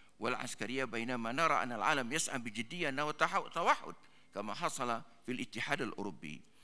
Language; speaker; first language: Arabic; non-native, fluent; Malay